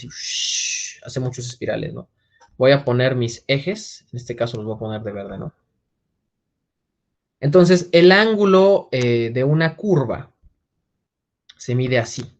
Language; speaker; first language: Spanish; native; Spanish